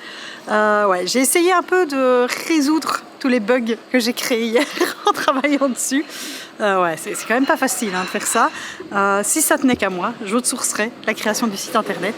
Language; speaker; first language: French; native; French